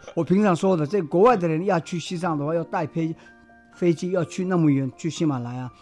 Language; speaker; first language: Chinese; non-native, learner; Tibetan